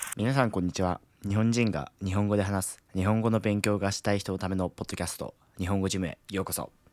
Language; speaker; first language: Japanese; native; Japanese